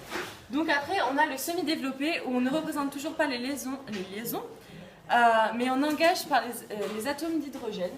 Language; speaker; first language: French; native; French